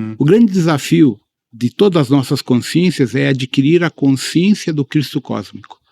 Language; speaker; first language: Portuguese; early bilingual, other home language; Spanish